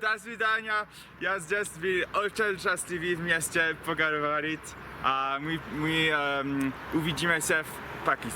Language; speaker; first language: Russian; non-native, learner; Chinese